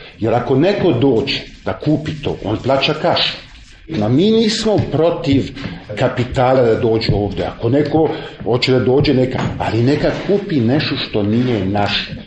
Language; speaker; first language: Serbian; early bilingual, heritage; Serbian